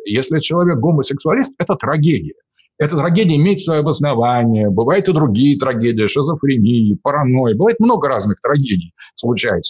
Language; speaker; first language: Russian; native; Russian